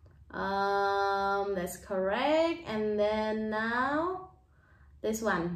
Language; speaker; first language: English; non-native, fluent; Indonesian